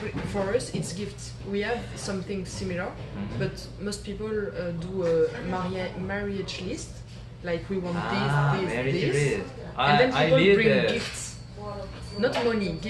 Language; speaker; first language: English; non-native, fluent; French